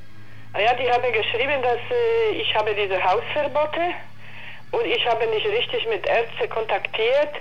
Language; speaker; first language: German; non-native, learner; Polish